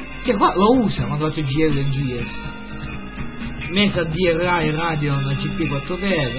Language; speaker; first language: Italian; native; Italian